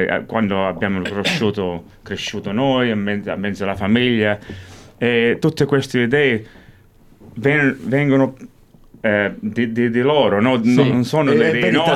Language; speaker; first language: Italian; early bilingual, heritage; English